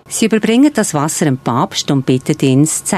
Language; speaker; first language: German; non-native, fluent; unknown